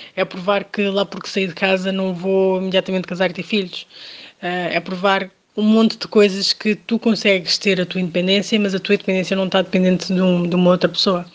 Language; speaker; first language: Portuguese; early bilingual, other home language; Kabuverdianu